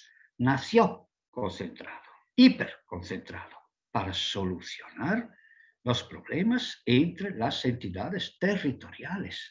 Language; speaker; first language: Spanish; non-native, fluent; Italian